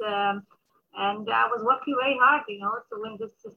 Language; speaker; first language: English; non-native, fluent; Amharic